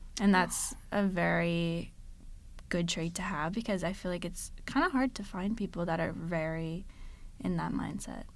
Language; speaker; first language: English; native; English